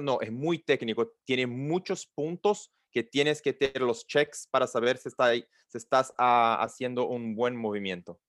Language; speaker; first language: Spanish; non-native, learner; Portuguese